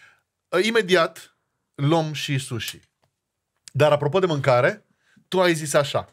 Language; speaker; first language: Romanian; native; Romanian